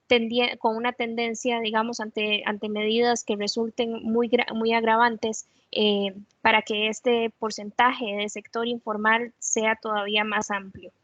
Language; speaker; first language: Spanish; native; Spanish